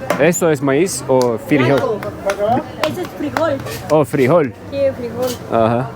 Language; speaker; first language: Spanish; non-native, learner; Turkish